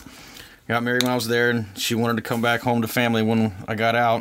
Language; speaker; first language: English; native; English